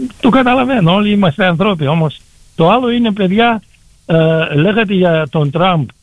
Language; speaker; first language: Greek; early bilingual, heritage; Greek